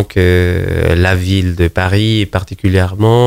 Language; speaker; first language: French; non-native, fluent; Spanish